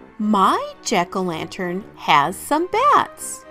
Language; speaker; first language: English; native; English